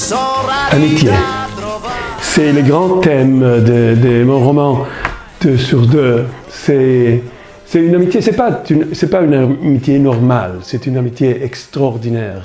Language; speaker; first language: French; non-native, fluent; Italian